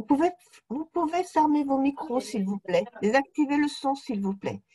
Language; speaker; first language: French; native; French